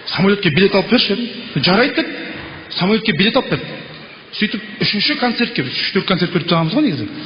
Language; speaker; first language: Kazakh; native; Kazakh